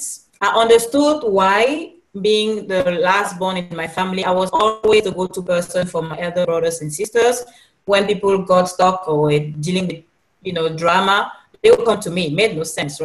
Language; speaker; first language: English; non-native, local second language; French